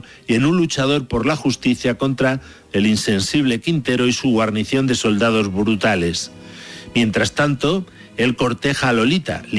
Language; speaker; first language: Spanish; native; Spanish